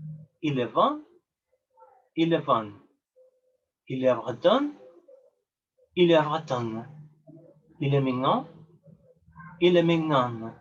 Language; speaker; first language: French; non-native, learner; Spanish